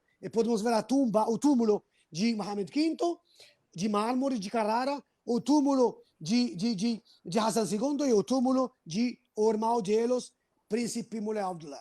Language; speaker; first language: Portuguese; non-native, fluent; Arabic